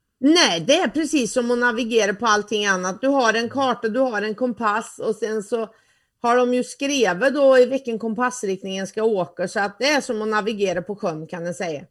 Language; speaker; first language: Swedish; native; Swedish